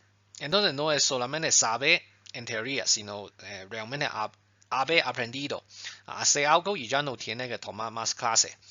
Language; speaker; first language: Spanish; non-native, fluent; Chinese